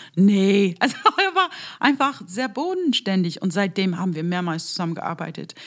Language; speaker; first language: German; non-native, fluent; English